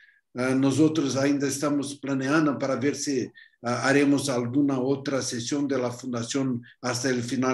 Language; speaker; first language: Spanish; non-native, fluent; Portuguese